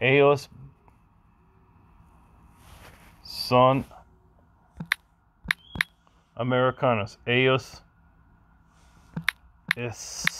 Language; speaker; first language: Spanish; non-native, learner; English